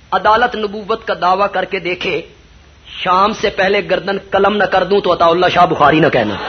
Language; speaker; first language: Urdu; non-native, local second language; Punjabi